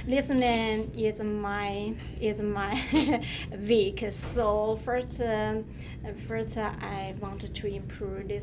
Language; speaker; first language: English; non-native, learner; Chinese